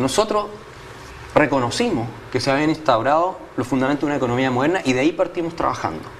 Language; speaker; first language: Spanish; native; Spanish